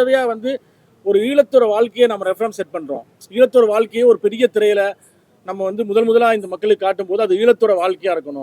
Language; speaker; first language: Tamil; native; Tamil